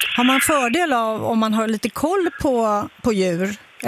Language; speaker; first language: Swedish; native; Swedish